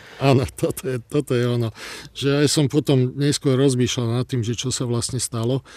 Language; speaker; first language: Slovak; non-native, local second language; Hungarian